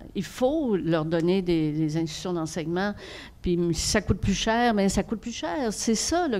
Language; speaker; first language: French; native; French